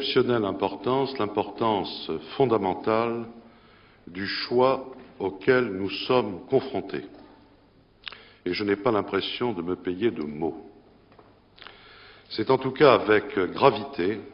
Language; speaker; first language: French; native; French